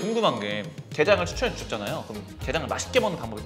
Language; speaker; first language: Korean; native; Korean